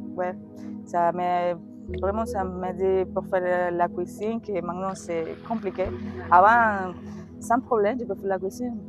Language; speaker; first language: French; non-native, learner; Spanish